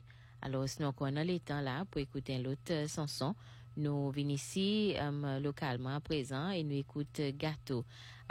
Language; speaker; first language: French; non-native, local second language; Seselwa Creole French